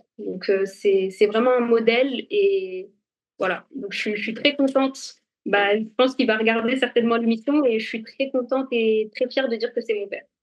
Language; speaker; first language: French; non-native, local second language; Arabic